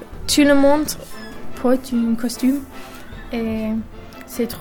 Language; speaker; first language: French; non-native, learner; English